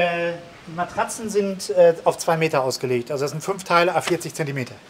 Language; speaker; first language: German; native; German